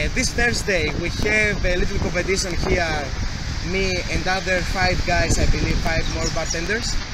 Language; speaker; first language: English; non-native, learner; Greek